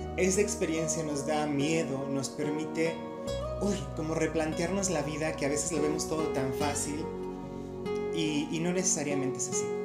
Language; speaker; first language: Spanish; native; Spanish